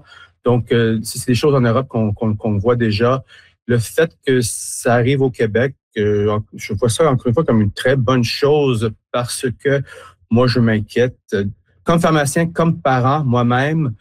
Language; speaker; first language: French; native; French